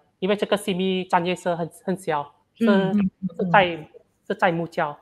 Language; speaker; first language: Chinese; non-native, learner; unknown